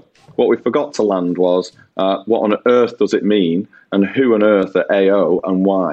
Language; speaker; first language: English; native; English